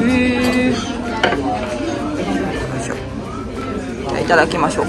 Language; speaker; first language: Japanese; native; Japanese